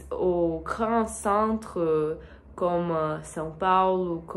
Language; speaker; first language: French; non-native, learner; Portuguese